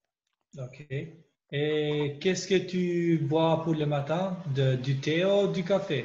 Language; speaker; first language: French; non-native, learner; Albanian